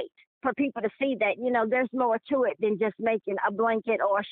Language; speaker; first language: English; native; English